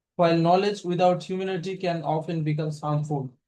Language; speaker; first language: English; non-native, local second language; Bangla